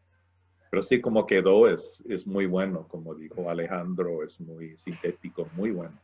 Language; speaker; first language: Spanish; non-native, fluent; English